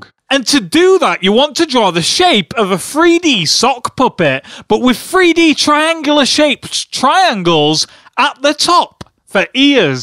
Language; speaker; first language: English; native; English